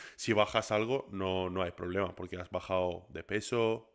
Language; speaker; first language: Spanish; early bilingual, other home language; English